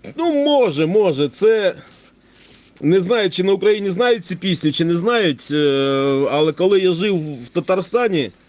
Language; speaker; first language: Ukrainian; native; Ukrainian